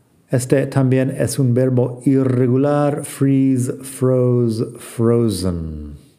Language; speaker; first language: Spanish; non-native, fluent; English